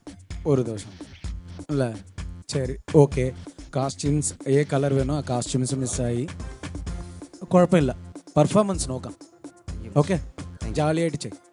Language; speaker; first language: Malayalam; non-native, learner; Tamil